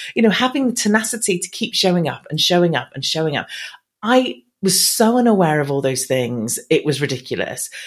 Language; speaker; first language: English; native; English